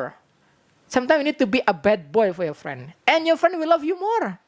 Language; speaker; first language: English; non-native, learner; Indonesian